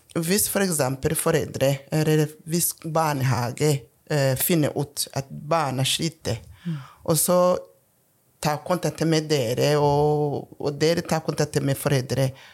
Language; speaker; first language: Norwegian; non-native, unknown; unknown